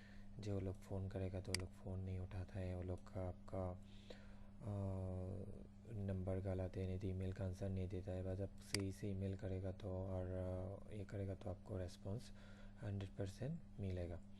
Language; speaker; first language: Hindi; non-native, fluent; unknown